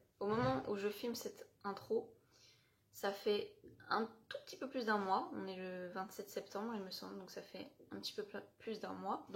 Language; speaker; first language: French; native; French